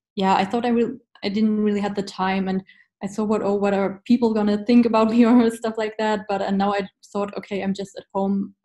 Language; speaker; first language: English; non-native, fluent; German